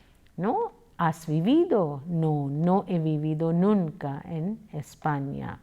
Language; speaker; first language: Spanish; non-native, fluent; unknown